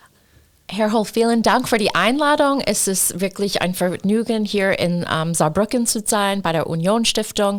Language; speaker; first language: German; non-native, fluent; English